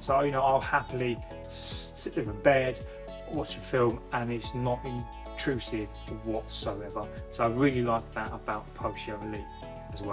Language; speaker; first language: English; native; English